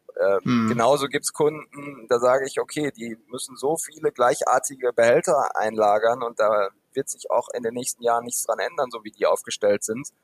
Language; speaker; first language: German; native; German